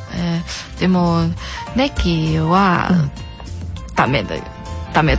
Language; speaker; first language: Japanese; non-native, learner; Chinese